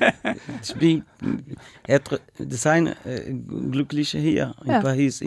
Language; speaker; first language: German; non-native, learner; Portuguese